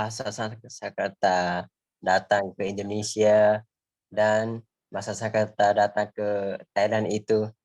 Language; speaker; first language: Indonesian; non-native, learner; Thai